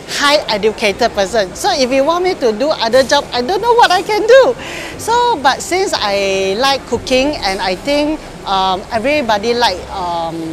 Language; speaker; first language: English; non-native, local second language; Min Nan Chinese